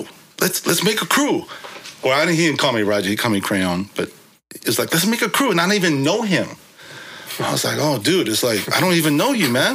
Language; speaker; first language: English; early bilingual, other home language; Korean